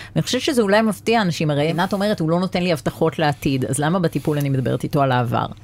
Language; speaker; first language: Hebrew; native; Hebrew